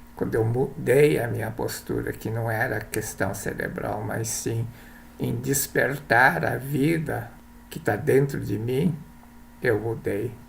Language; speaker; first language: Portuguese; early bilingual, other home language; Japanese